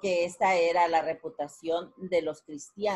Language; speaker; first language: Spanish; native; Spanish